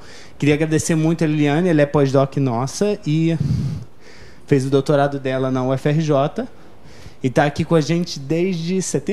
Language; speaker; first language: Portuguese; native; Portuguese